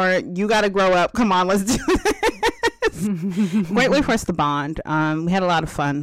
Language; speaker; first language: English; native; English